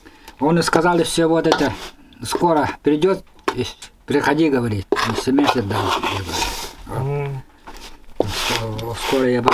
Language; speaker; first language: Russian; non-native, local second language; Yakut